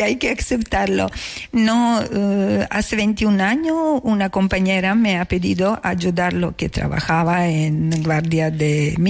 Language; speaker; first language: Spanish; non-native, learner; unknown